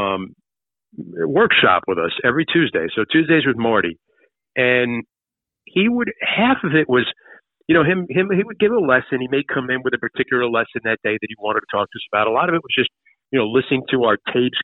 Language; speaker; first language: English; native; English